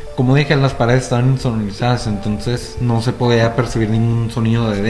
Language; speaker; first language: Spanish; native; Spanish